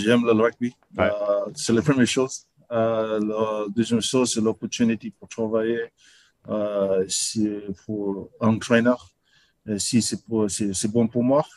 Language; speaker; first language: French; non-native, learner; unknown